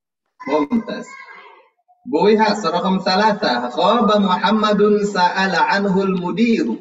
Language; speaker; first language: Arabic; non-native, fluent; Indonesian